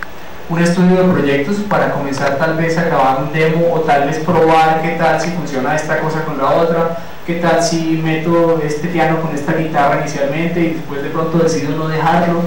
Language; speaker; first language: Spanish; native; Spanish